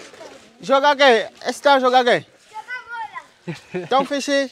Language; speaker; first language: Portuguese; non-native, learner; Vietnamese